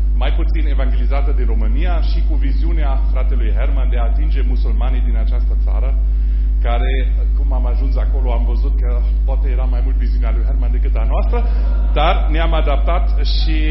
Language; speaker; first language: Romanian; non-native, fluent; German